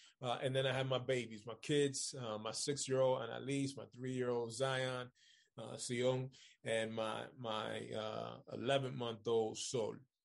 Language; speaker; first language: English; early bilingual, other home language; Spanish